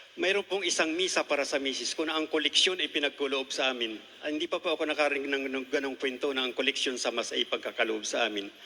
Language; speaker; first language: Filipino; native; Filipino